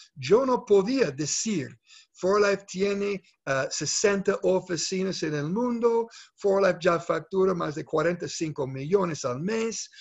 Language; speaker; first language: Spanish; non-native, fluent; English